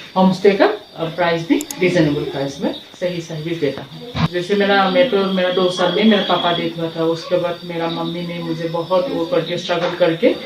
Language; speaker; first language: Hindi; non-native, local second language; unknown